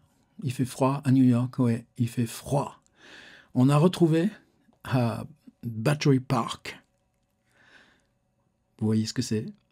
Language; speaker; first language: French; native; French